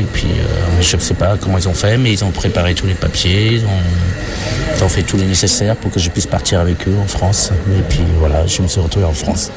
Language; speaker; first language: French; non-native, fluent; Khmer